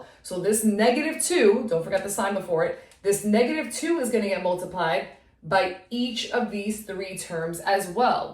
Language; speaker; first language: English; native; English